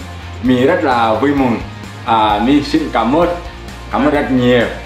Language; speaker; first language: Vietnamese; non-native, learner; Portuguese